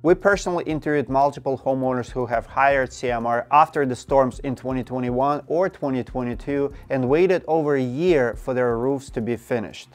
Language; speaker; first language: English; non-native, fluent; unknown